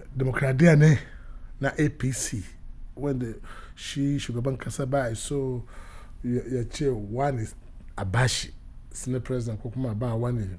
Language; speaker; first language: Hausa; non-native, local second language; Igbo